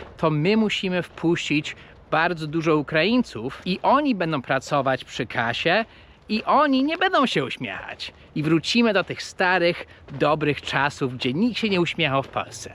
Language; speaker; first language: Polish; non-native, fluent; English